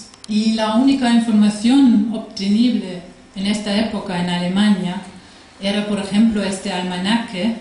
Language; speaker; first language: Spanish; non-native, fluent; German